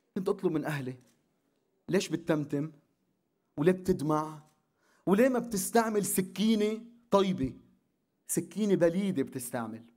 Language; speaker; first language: Arabic; non-native, local second language; Armenian